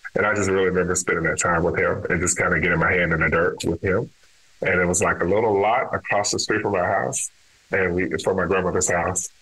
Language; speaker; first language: English; native; English